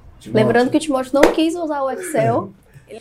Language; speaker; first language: Portuguese; native; Portuguese